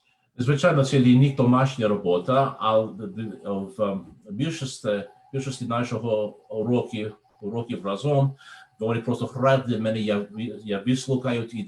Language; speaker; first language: Ukrainian; non-native, learner; English